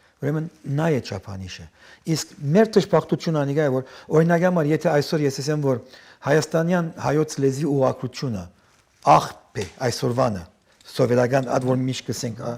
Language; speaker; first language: Armenian; early bilingual, heritage; Armenian